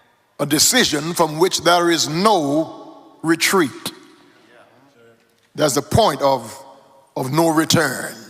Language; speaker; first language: English; native; English